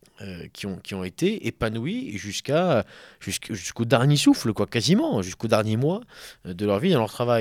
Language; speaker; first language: French; native; French